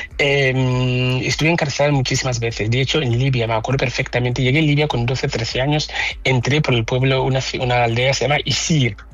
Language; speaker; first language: Spanish; non-native, fluent; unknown